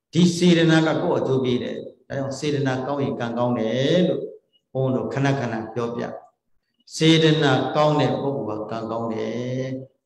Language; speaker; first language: Burmese; native; Burmese